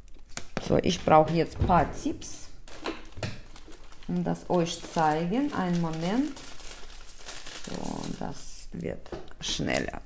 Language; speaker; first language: German; non-native, learner; Russian